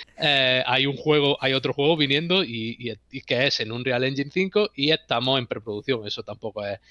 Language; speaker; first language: Spanish; native; Spanish